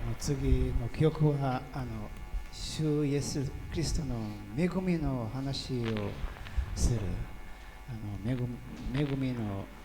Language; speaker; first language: Japanese; early bilingual, heritage; Portuguese